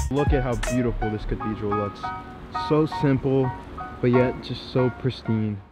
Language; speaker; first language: English; native; English